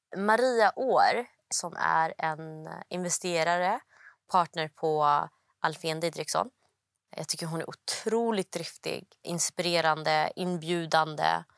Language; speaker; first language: Swedish; early bilingual, other home language; Somali